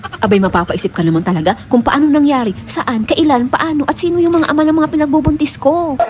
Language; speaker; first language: Filipino; non-native, local second language; Bikol